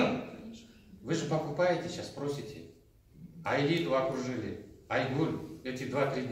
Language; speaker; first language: Russian; non-native, local second language; Kazakh